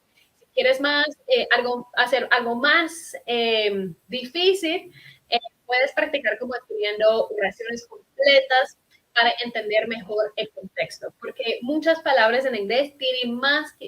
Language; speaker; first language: Spanish; non-native, fluent; English